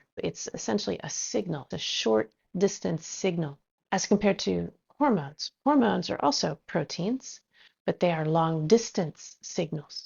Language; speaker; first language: English; native; English